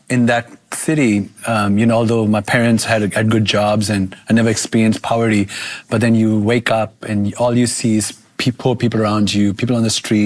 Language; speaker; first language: English; non-native, local second language; Bangla